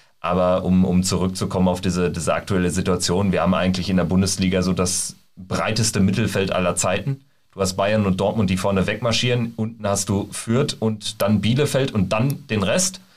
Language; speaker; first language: German; native; German